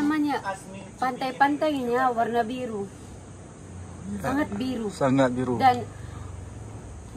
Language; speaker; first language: Indonesian; non-native, learner; Cebuano